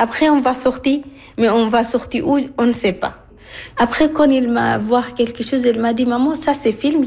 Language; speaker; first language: French; non-native, learner; Arabic